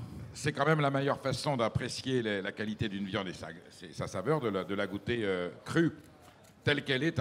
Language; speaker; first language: French; native; French